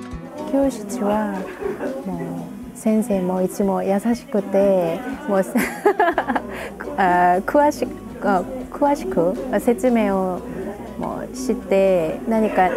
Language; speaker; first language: Japanese; non-native, learner; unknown